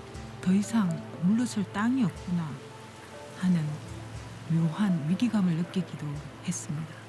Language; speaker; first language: Korean; native; Korean